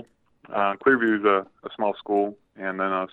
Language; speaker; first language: English; native; English